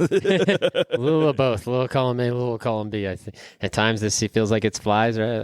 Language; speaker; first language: English; native; English